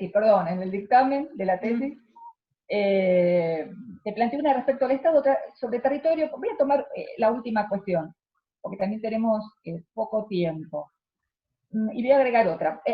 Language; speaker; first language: Spanish; native; Spanish